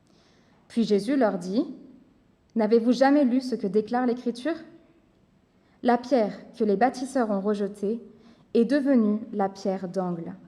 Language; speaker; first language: French; native; French